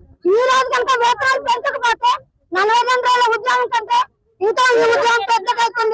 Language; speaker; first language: Telugu; native; Telugu